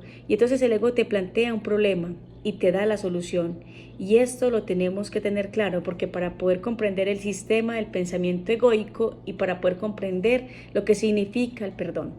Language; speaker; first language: Spanish; native; Spanish